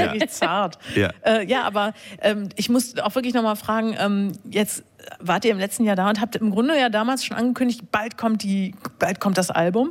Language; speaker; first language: German; native; German